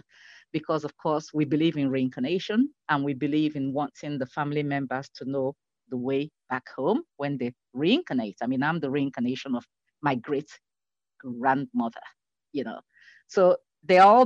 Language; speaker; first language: English; non-native, local second language; Igbo